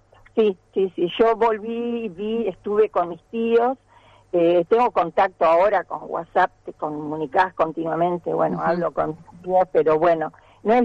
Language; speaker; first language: Spanish; native; Spanish